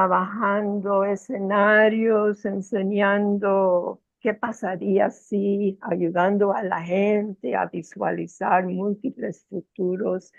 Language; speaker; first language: Spanish; non-native, fluent; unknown